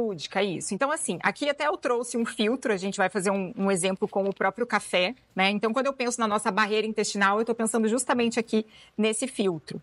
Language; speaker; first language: Portuguese; native; Portuguese